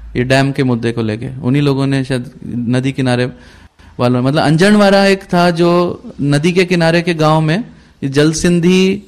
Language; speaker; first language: Hindi; native; Hindi